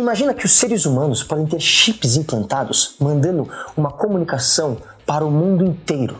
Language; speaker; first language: Portuguese; native; Portuguese